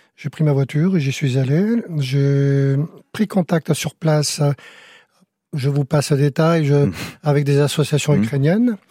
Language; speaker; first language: French; native; French